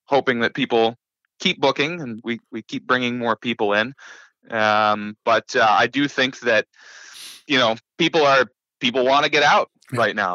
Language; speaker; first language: English; native; English